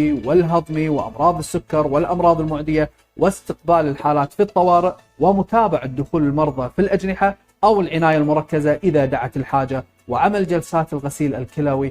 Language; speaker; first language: Arabic; native; Arabic